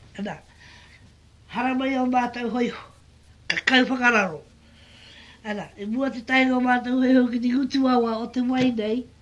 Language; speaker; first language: Māori; native; Māori